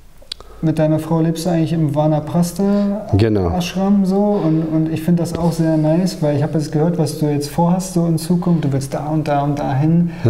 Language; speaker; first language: German; native; German